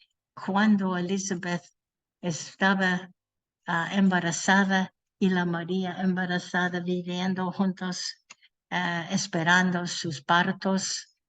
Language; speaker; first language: Spanish; non-native, learner; English